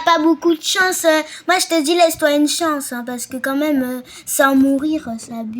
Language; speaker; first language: French; native; French